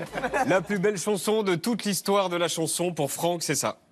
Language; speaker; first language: French; native; French